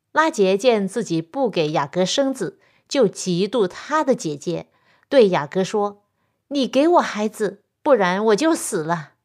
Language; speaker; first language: Chinese; non-native, local second language; Cantonese